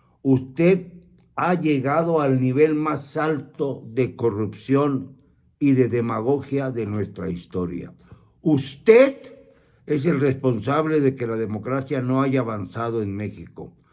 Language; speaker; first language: Spanish; native; Spanish